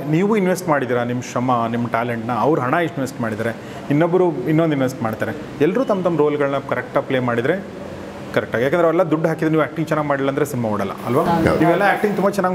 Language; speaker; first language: Kannada; native; Kannada